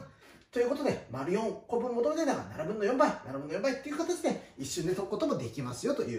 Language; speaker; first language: Japanese; native; Japanese